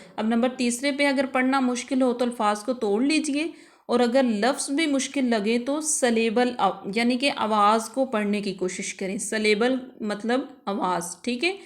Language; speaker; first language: Urdu; native; Urdu